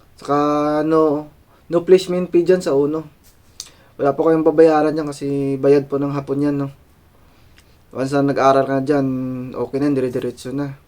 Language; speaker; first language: Filipino; non-native, local second language; Cebuano